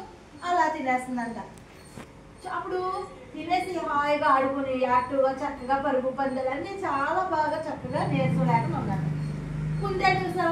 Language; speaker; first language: Telugu; native; Telugu